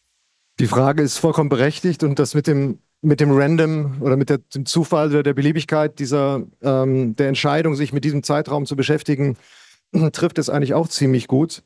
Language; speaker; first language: German; native; German